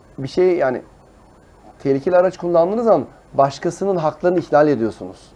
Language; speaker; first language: Turkish; early bilingual, heritage; Turkish